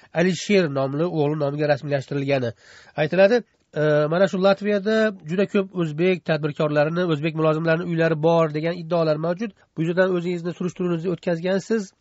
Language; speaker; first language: Uzbek; native; Uzbek